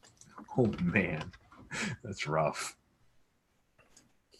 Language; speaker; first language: English; native; English